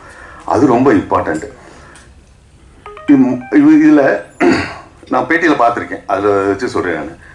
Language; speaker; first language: Tamil; native; Tamil